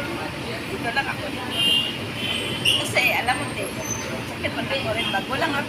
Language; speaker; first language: Filipino; non-native, local second language; Cebuano